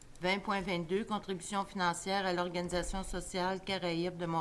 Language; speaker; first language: French; native; French